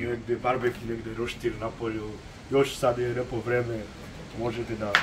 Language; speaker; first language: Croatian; non-native, learner; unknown